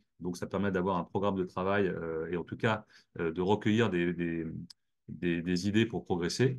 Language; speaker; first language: French; native; French